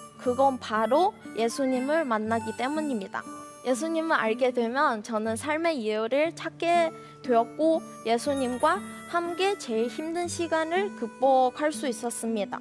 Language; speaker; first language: Korean; non-native, fluent; Chinese